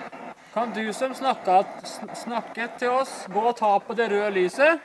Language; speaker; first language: Norwegian; native; Norwegian